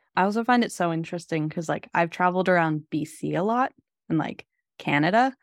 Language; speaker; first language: English; native; English